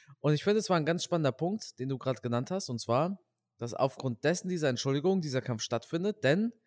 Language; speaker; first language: German; native; German